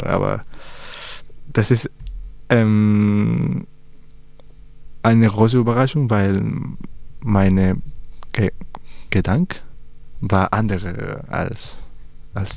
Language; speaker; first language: German; non-native, learner; Spanish